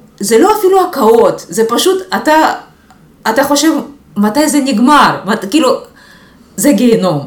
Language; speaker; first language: Hebrew; non-native, fluent; Russian